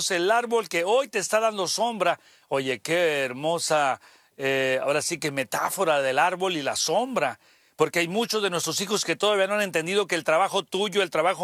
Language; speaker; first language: Spanish; native; Spanish